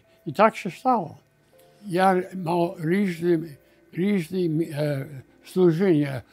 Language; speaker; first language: Ukrainian; early bilingual, heritage; Ukrainian